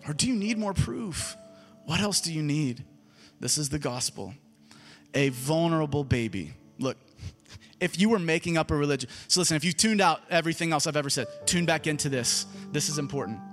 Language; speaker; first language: English; native; English